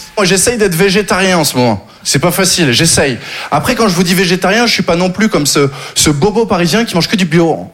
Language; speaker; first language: French; native; French